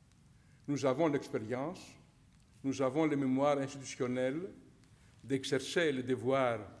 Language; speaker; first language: French; non-native, fluent; Greek